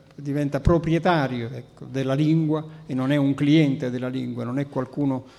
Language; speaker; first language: Italian; native; Italian